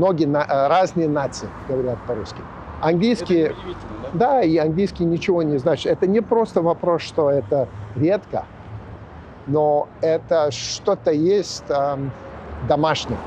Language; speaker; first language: Russian; non-native, fluent; English